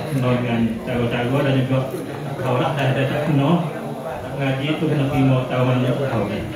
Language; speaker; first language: Malay; native; Malay